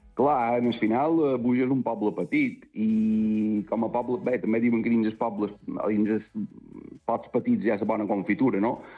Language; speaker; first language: Catalan; native; Catalan